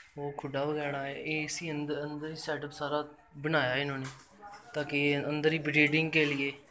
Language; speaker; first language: Urdu; non-native, local second language; Punjabi